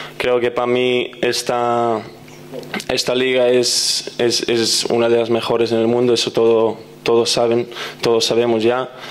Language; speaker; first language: Spanish; early bilingual, other home language; Serbian